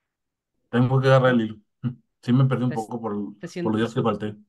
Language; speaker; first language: Spanish; native; Spanish